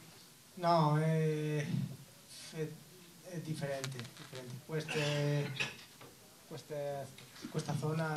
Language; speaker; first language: Italian; non-native, learner; Spanish